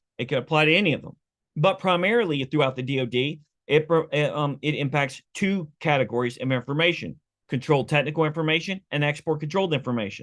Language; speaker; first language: English; native; English